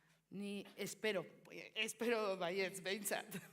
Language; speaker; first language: Basque; non-native, local second language; Spanish